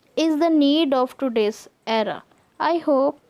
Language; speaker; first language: English; non-native, local second language; Punjabi